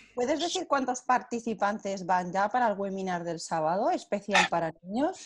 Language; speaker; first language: Spanish; native; Spanish